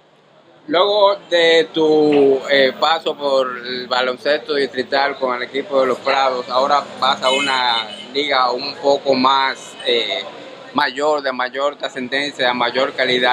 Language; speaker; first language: Spanish; native; Spanish